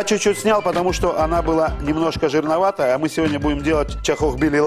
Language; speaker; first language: Russian; native; Russian